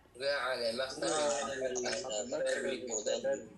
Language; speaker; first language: Arabic; non-native, learner; Indonesian